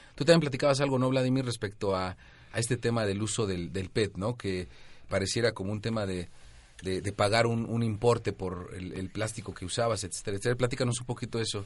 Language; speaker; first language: Spanish; native; Spanish